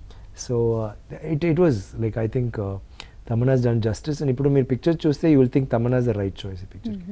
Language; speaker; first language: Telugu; non-native, local second language; Tamil